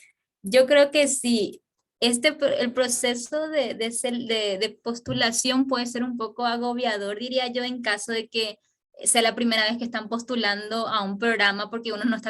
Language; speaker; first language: Spanish; native; Spanish